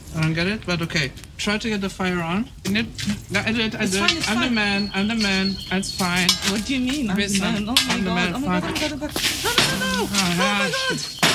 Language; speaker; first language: English; early bilingual, other home language; Persian